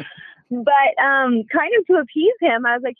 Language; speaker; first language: English; native; English